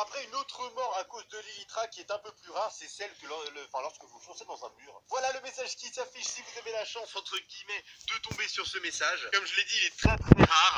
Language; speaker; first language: French; native; French